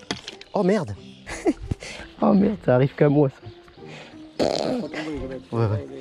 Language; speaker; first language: French; native; French